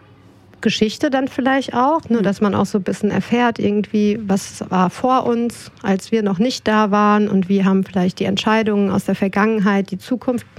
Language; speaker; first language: German; native; German